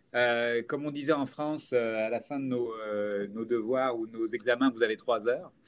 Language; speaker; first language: French; native; French